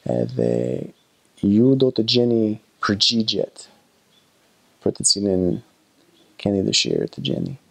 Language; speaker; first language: Albanian; non-native, learner; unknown